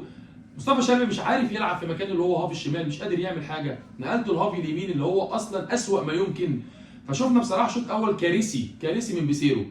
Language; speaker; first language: Arabic; native; Arabic